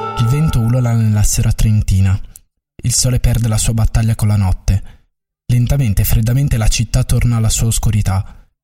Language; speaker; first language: Italian; native; Italian